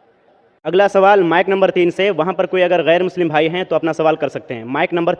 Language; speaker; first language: Hindi; native; Hindi